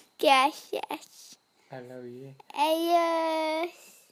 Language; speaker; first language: Spanish; early bilingual, heritage; English